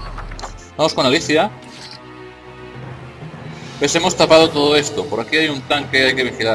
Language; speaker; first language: Spanish; native; Spanish